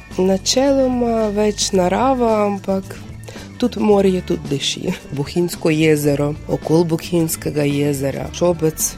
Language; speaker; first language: Slovenian; non-native, fluent; Ukrainian